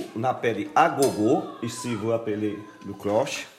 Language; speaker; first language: French; non-native, fluent; Portuguese